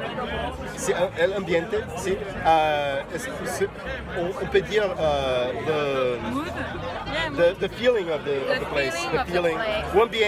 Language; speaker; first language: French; non-native, fluent; Portuguese